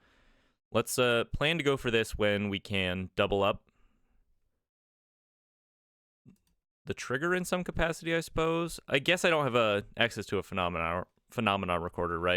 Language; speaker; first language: English; native; English